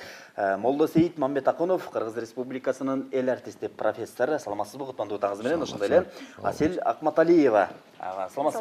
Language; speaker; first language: Kyrgyz; native; Kyrgyz